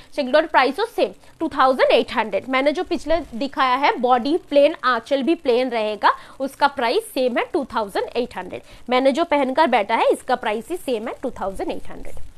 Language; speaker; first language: Hindi; non-native, local second language; Bangla